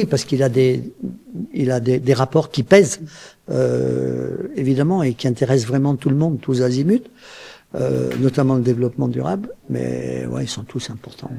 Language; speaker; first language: French; native; French